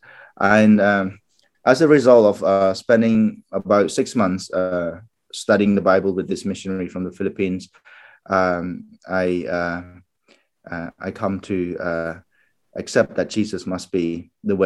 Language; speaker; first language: English; non-native, fluent; Khmer